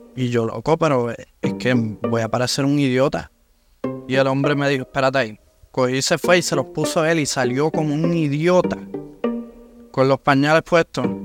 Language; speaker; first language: Spanish; native; Spanish